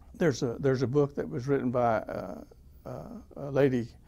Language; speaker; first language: English; native; English